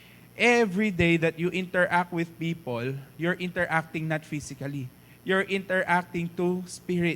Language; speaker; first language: English; non-native, fluent; Filipino